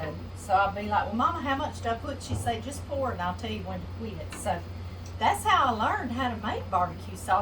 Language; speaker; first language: English; native; English